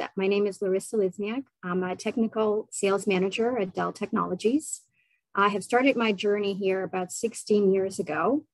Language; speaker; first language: English; non-native, fluent; Ukrainian